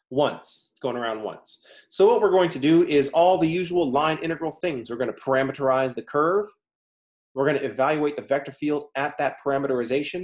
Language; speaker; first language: English; native; English